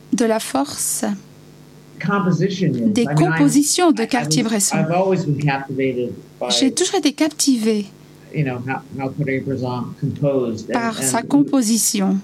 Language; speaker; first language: French; non-native, learner; English